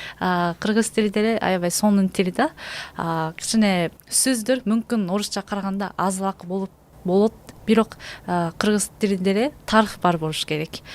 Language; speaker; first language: Kyrgyz; non-native, learner; Japanese